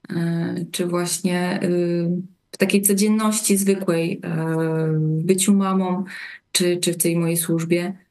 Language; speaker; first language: Polish; native; Polish